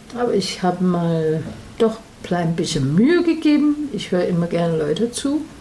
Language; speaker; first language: German; non-native, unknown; Chinese